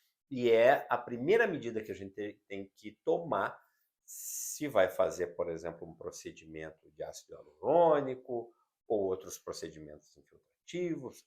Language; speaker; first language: Portuguese; native; Portuguese